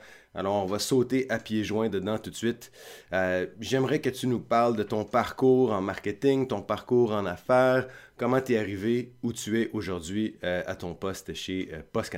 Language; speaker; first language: French; native; French